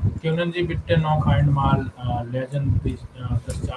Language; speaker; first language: German; non-native, learner; Hindi